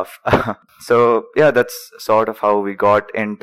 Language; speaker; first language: English; non-native, local second language; Marathi